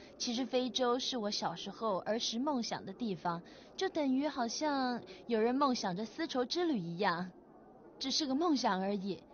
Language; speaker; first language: Chinese; non-native, local second language; Cantonese